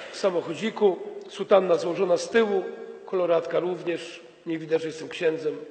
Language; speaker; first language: Polish; native; Polish